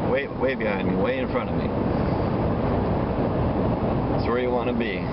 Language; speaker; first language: English; native; English